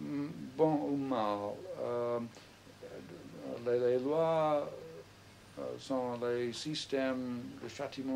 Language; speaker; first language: French; non-native, fluent; English